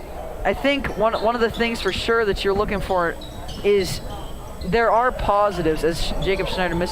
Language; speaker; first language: English; native; English